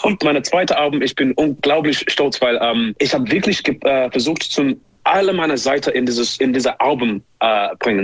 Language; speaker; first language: German; non-native, learner; English